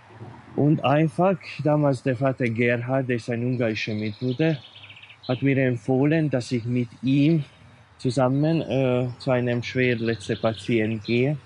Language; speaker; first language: German; non-native, fluent; Hungarian